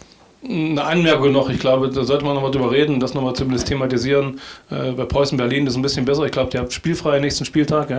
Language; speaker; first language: German; native; German